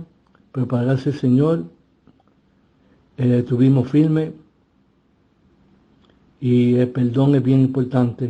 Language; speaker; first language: Spanish; early bilingual, heritage; Spanish